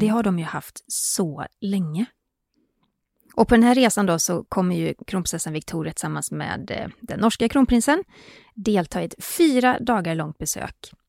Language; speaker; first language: Swedish; native; Swedish